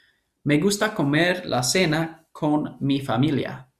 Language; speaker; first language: Spanish; non-native, learner; English